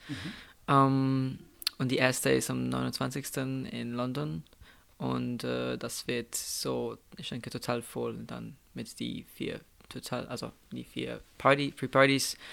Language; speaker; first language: German; non-native, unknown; Slovenian